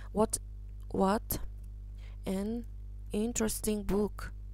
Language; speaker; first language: English; non-native, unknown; Kazakh